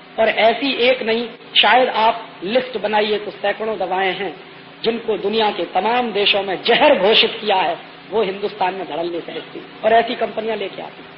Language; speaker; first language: Hindi; native; Hindi